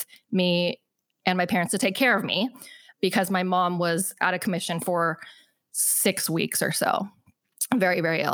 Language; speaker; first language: English; native; English